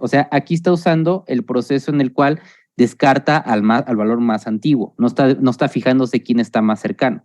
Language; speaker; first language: Spanish; native; Spanish